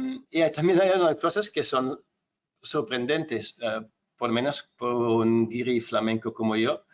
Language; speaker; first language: Spanish; non-native, fluent; Dutch